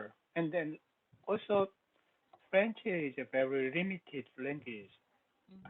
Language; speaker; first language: English; non-native, learner; Korean